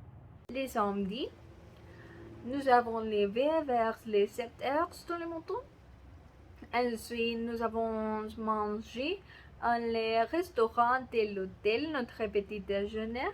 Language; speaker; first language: French; non-native, learner; Spanish